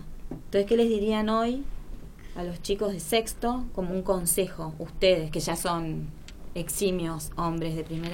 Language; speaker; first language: Spanish; native; Spanish